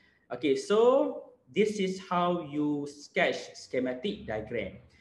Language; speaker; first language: English; non-native, local second language; Malay